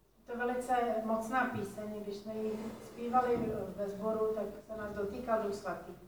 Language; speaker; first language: Czech; native; Czech